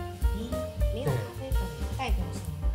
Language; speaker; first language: Chinese; native; Chinese